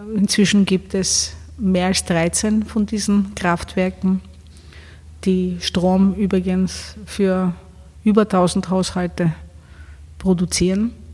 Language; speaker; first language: German; non-native, fluent; Greek